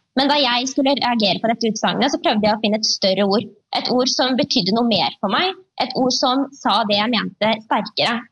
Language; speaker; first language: Norwegian; early bilingual, other home language; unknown